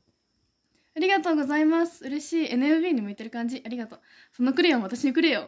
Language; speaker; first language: Japanese; native; Japanese